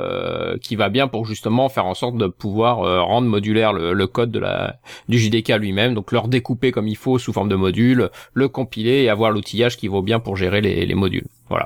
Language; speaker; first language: French; native; French